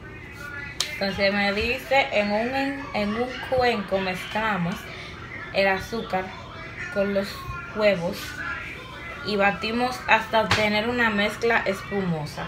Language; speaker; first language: Spanish; native; Spanish